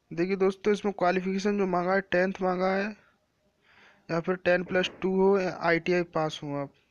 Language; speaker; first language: Hindi; native; Hindi